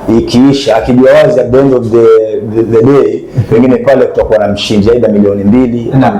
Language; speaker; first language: Swahili; native; Swahili